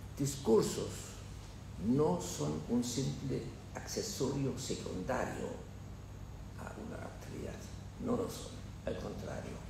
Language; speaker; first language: Spanish; non-native, fluent; German